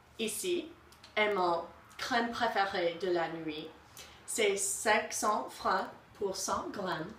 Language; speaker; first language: French; non-native, learner; English